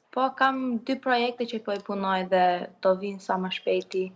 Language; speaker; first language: Albanian; early bilingual, other home language; English